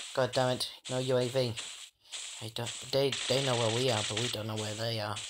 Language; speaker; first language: English; native; English